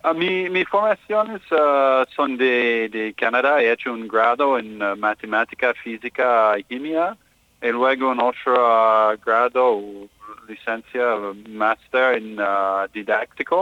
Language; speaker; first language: Spanish; non-native, learner; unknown